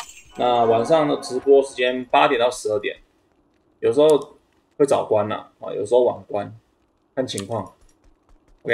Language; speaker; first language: Chinese; native; Chinese